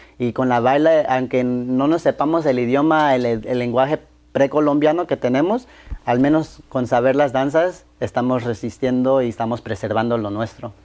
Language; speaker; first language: Spanish; early bilingual, heritage; Spanish